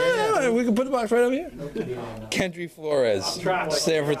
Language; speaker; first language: English; native; English